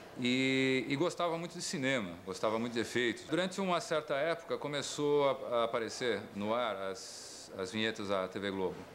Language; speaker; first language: Portuguese; native; Portuguese